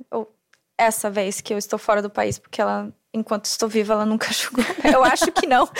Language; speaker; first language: Portuguese; non-native, fluent; German